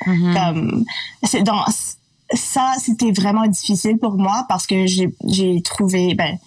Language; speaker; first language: French; non-native, local second language; English